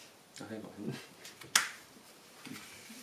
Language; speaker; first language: French; native; French